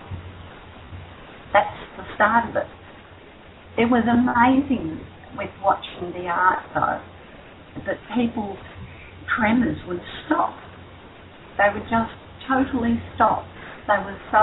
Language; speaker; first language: English; native; English